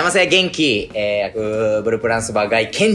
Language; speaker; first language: Indonesian; non-native, learner; Japanese